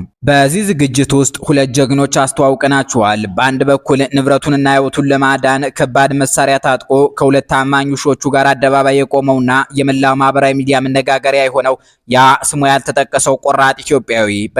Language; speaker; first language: Amharic; native; Amharic